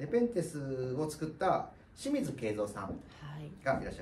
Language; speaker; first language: Japanese; native; Japanese